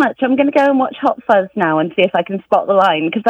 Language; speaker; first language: English; native; English